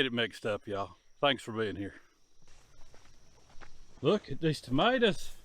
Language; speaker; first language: English; native; English